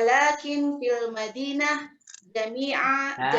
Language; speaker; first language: Arabic; non-native, learner; Indonesian